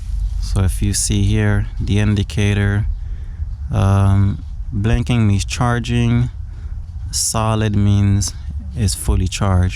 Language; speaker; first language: English; native; English